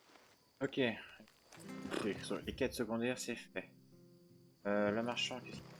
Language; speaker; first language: French; native; French